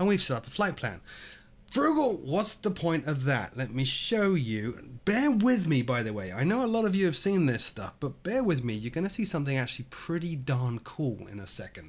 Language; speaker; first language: English; native; English